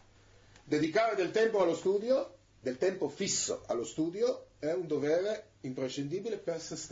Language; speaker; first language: Italian; native; Italian